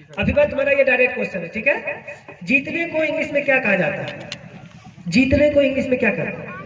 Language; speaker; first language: Hindi; native; Hindi